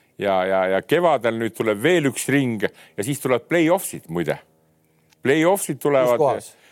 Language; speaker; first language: Estonian; native; Estonian